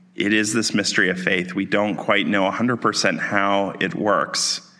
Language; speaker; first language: English; native; English